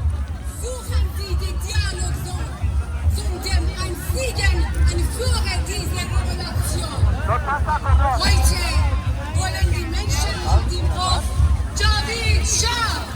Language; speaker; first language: German; non-native, fluent; Persian